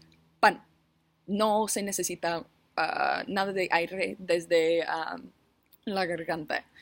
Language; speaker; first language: Spanish; non-native, learner; English